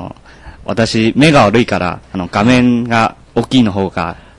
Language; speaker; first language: Japanese; non-native, learner; Chinese